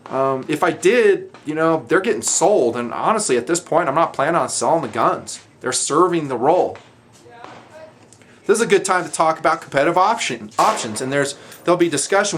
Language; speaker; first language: English; native; English